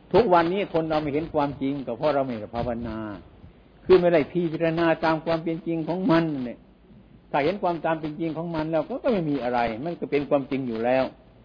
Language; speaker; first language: Thai; non-native, local second language; Northeastern Thai